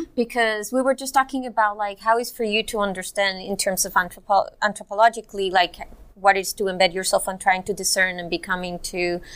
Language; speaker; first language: English; non-native, fluent; Spanish